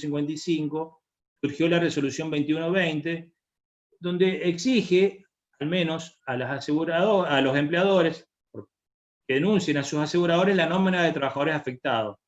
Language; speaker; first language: Spanish; native; Spanish